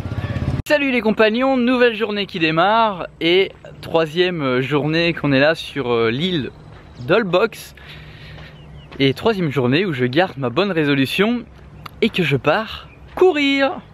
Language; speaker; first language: French; native; French